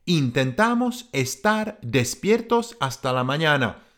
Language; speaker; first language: Spanish; non-native, fluent; Czech